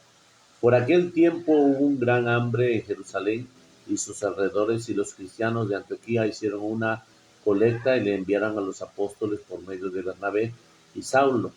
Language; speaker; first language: Spanish; native; Spanish